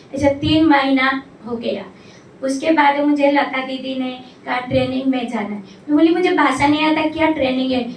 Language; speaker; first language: Hindi; non-native, local second language; Odia